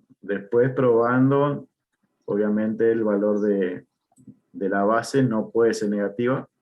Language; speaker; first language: Spanish; native; Spanish